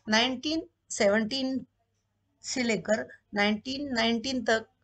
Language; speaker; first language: Hindi; non-native, local second language; Marathi